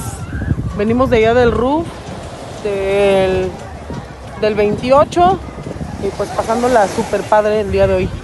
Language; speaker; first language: Spanish; native; Spanish